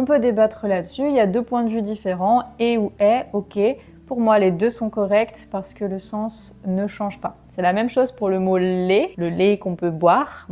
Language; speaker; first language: French; native; French